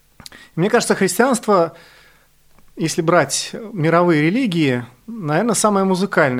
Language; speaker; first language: Russian; native; Russian